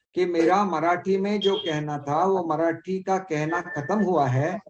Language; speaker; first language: Hindi; non-native, local second language; Marathi